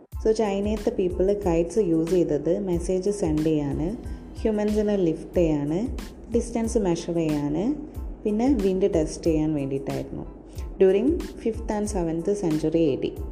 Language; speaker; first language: English; non-native, local second language; Malayalam